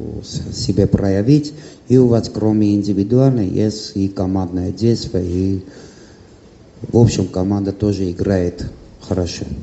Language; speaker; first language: Russian; non-native, fluent; Armenian